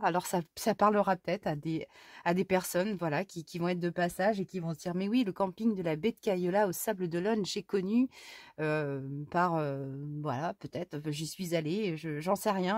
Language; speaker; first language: French; native; French